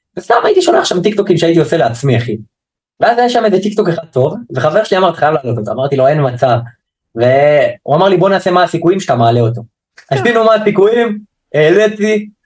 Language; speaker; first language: Hebrew; native; Hebrew